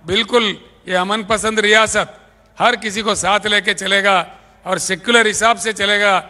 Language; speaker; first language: Hindi; non-native, local second language; Telugu